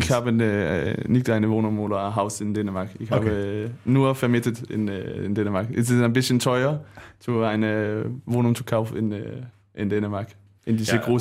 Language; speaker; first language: German; non-native, learner; Danish